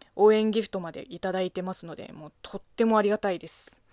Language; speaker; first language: Japanese; non-native, fluent; Chinese